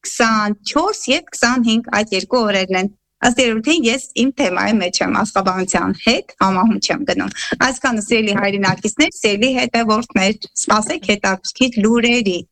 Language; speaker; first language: Armenian; native; Armenian